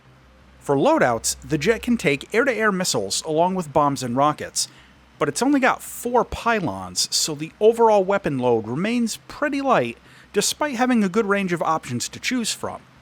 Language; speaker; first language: English; native; English